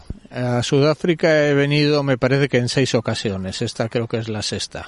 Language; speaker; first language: Spanish; native; Spanish